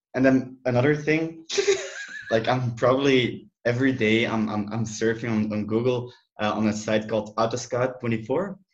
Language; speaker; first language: English; non-native, fluent; Dutch